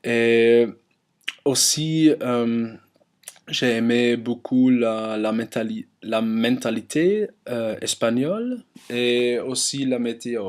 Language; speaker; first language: French; non-native, learner; German